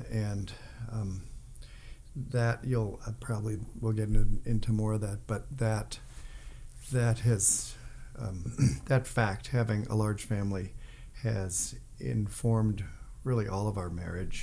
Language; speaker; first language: English; native; English